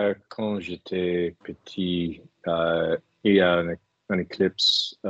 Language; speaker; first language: French; non-native, fluent; English